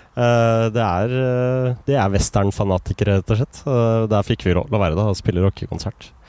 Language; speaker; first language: Norwegian; native; Norwegian